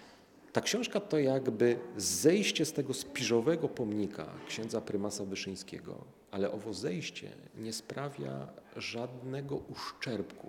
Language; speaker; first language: Polish; native; Polish